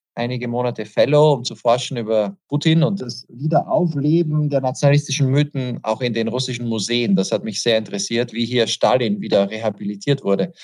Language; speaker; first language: German; native; German